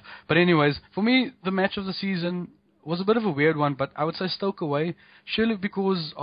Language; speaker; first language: English; native; English